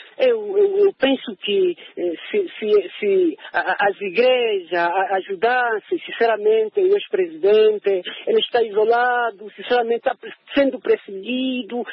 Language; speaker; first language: Portuguese; non-native, local second language; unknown